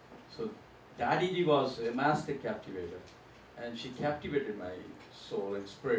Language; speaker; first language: English; non-native, local second language; Gujarati